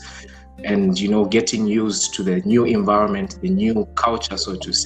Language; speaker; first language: English; non-native, local second language; Bemba